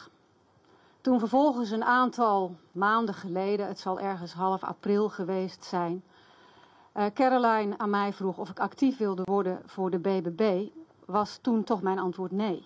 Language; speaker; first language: Dutch; native; Dutch